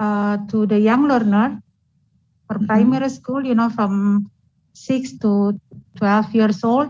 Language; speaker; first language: English; non-native, fluent; Indonesian